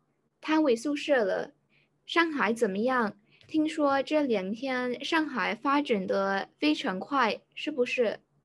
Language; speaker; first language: Chinese; non-native, learner; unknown